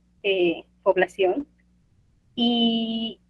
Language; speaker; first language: Spanish; non-native, fluent; Portuguese